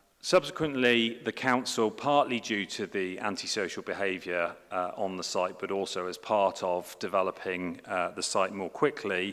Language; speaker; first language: English; native; English